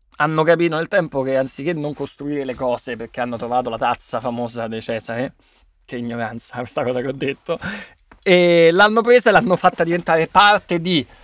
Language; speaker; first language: Italian; native; Italian